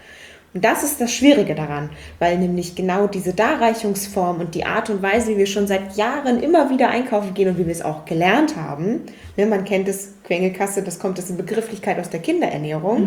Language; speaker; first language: German; native; German